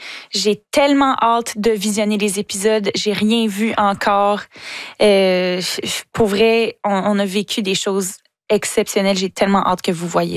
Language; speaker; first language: French; native; French